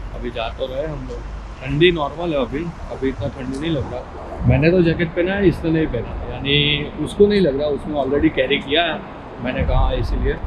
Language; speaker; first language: Hindi; non-native, local second language; Gujarati